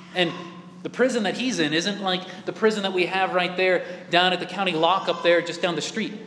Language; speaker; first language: English; native; English